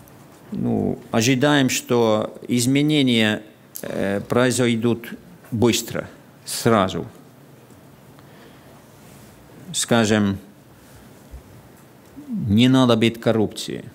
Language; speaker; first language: Russian; non-native, fluent; Finnish